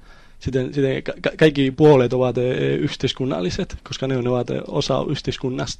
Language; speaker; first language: Finnish; non-native, fluent; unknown